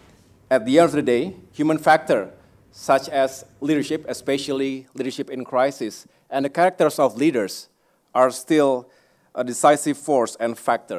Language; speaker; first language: English; non-native, fluent; Indonesian